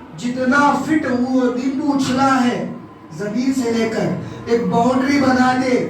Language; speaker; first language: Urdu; native; Urdu